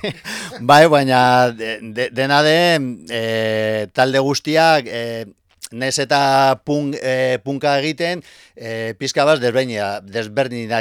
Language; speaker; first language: Basque; non-native, local second language; Spanish